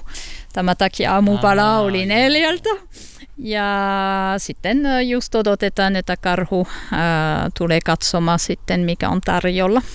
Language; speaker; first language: Finnish; non-native, learner; French